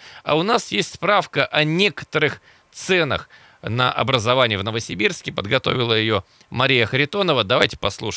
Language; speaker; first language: Russian; native; Russian